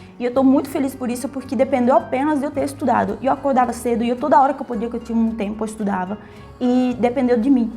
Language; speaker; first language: Portuguese; non-native, fluent; Spanish